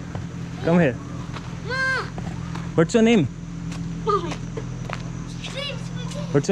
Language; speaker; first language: English; non-native, local second language; Hindi